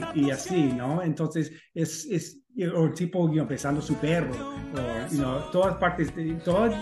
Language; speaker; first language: Spanish; non-native, fluent; English